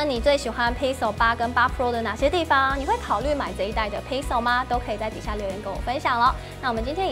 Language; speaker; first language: Chinese; native; Chinese